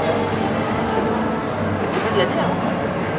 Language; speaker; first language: French; native; French